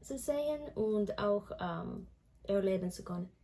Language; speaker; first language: German; non-native, learner; English